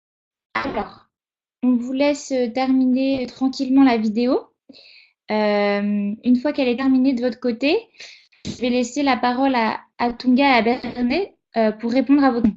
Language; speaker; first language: French; native; French